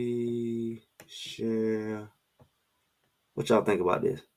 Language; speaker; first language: English; native; English